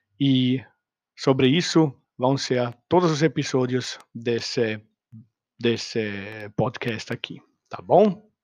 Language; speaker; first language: Portuguese; non-native, fluent; German